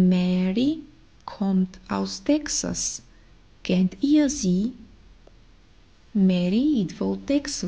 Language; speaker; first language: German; non-native, fluent; Bulgarian